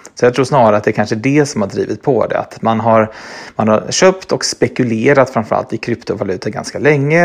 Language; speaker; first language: Swedish; native; Swedish